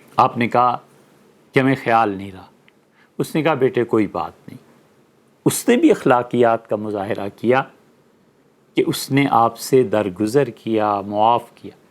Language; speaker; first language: Urdu; native; Urdu